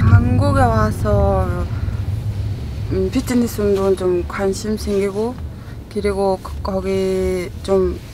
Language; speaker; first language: Korean; non-native, fluent; Mongolian